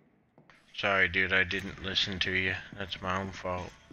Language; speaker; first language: English; native; English